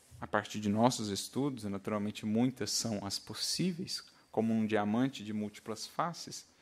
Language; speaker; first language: Portuguese; native; Portuguese